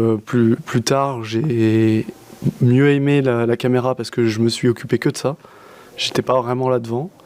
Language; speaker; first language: French; native; French